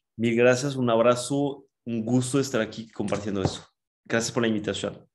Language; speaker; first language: Spanish; non-native, fluent; French